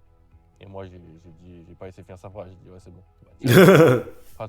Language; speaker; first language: French; native; French